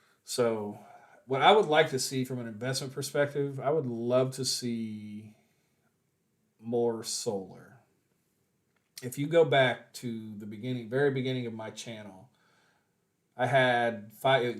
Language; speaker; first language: English; native; English